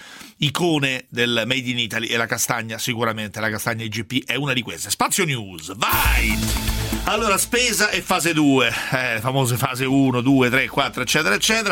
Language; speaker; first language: Italian; native; Italian